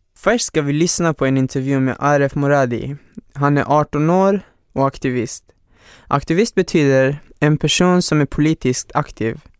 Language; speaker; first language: Swedish; non-native, fluent; Hazaragi